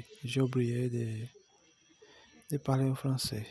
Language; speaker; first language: French; non-native, learner; Portuguese